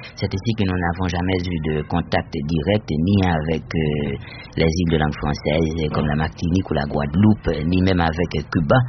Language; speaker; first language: French; non-native, local second language; Haitian Creole